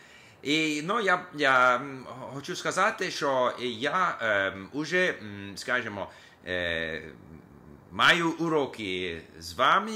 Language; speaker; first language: Ukrainian; non-native, learner; English